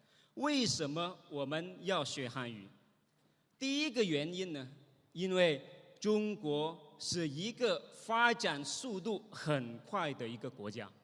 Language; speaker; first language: Chinese; non-native, fluent; Indonesian